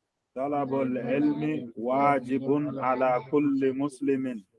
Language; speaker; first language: Arabic; non-native, learner; English